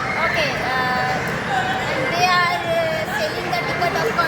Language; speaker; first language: English; non-native, learner; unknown